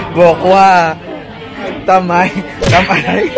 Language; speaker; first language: Thai; non-native, learner; Filipino